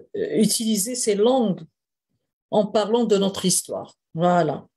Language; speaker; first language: French; non-native, local second language; Arabic